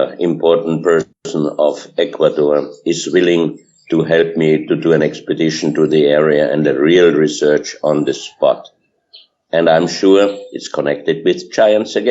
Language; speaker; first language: English; non-native, fluent; German